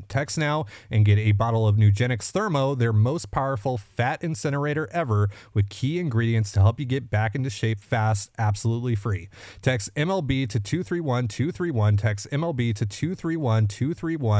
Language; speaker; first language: English; native; English